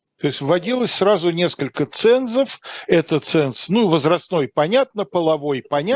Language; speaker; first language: Russian; native; Russian